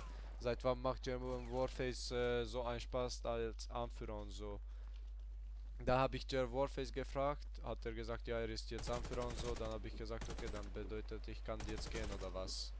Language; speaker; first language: German; early bilingual, other home language; Hungarian